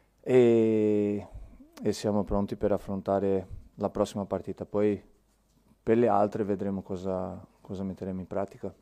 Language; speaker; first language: Italian; non-native, fluent; Portuguese